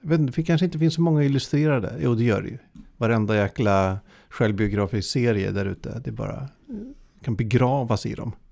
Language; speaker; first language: Swedish; native; Swedish